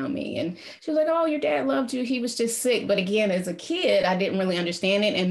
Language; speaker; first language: English; native; English